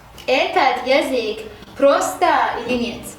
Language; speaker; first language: Russian; non-native, learner; Persian